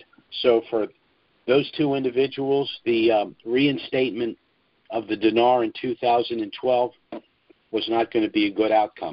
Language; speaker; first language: English; native; English